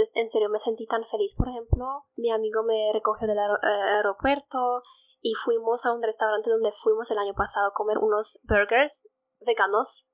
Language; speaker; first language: Spanish; non-native, fluent; Polish